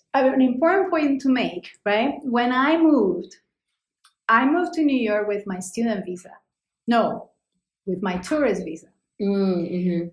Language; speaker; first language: English; non-native, fluent; Spanish